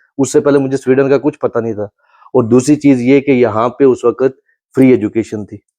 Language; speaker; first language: Urdu; non-native, local second language; Pahari-Potwari